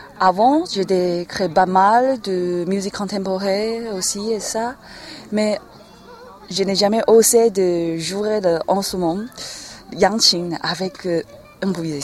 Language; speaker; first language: French; non-native, learner; Chinese